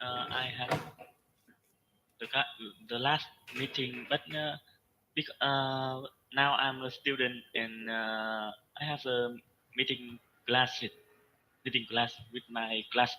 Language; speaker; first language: English; non-native, learner; Vietnamese